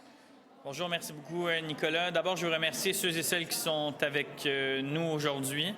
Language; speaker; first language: French; native; French